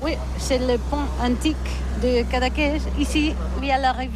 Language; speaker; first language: French; non-native, learner; Catalan